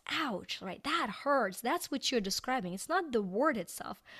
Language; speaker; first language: English; non-native, fluent; Ukrainian